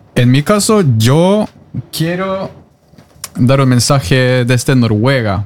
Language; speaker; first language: Spanish; non-native, fluent; Norwegian